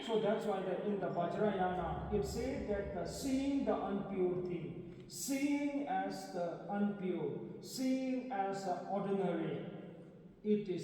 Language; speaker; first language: English; non-native, fluent; Tibetan